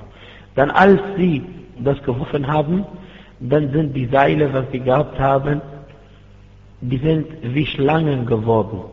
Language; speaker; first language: German; non-native, fluent; Arabic